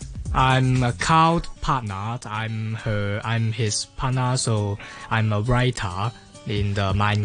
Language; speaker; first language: English; non-native, learner; Cantonese